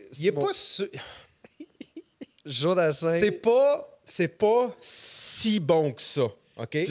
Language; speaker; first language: French; native; French